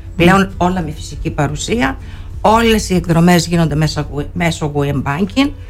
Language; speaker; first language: Greek; native; Greek